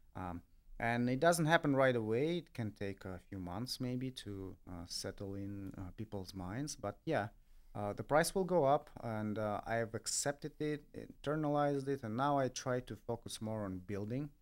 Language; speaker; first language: English; non-native, fluent; Russian